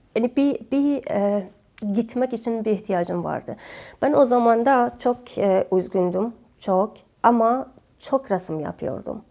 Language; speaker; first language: Turkish; non-native, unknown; Kurdish